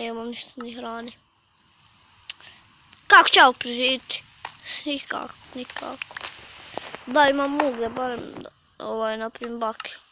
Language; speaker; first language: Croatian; early bilingual, heritage; Bosnian